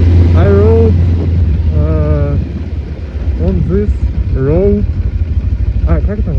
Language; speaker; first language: English; non-native, learner; Russian